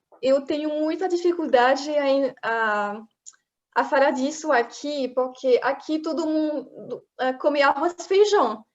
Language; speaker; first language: Portuguese; non-native, fluent; French